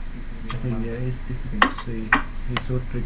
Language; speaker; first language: English; non-native, learner; Vietnamese